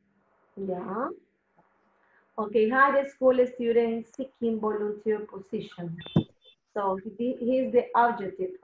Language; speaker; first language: English; non-native, learner; Spanish